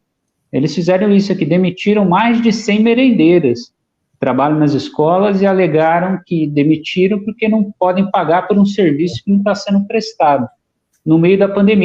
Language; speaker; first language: Portuguese; native; Portuguese